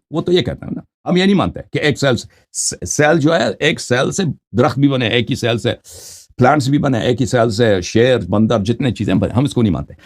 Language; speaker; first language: Urdu; non-native, fluent; Persian